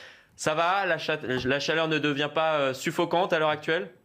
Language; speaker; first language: French; native; French